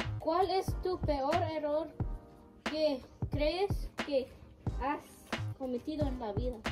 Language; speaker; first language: Spanish; early bilingual, heritage; Spanish